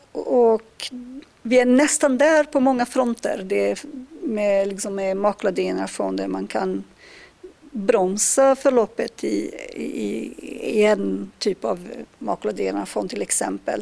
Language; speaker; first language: Swedish; non-native, fluent; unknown